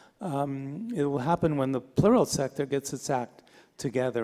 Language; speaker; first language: English; native; English